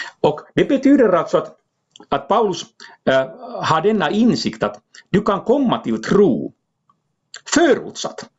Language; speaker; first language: Swedish; non-native, local second language; Finnish